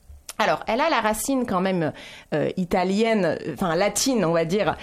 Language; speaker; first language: French; native; French